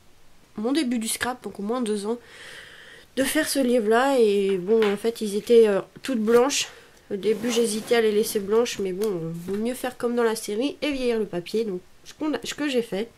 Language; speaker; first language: French; native; French